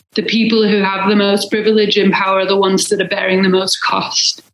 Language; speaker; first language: English; native; English